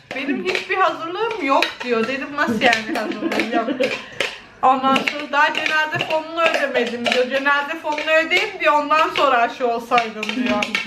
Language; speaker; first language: Turkish; early bilingual, heritage; Turkish